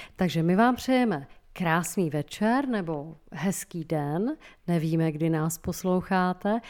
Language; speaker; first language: Czech; native; Czech